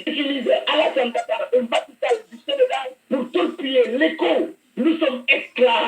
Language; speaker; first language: French; non-native, local second language; Wolof